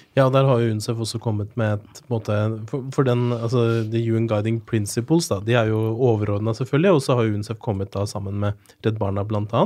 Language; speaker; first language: Norwegian; native; Norwegian